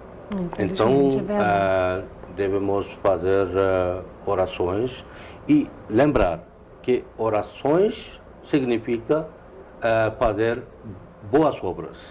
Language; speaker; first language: Portuguese; non-native, learner; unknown